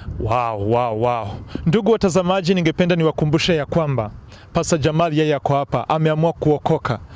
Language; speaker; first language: Swahili; non-native, local second language; Kinyarwanda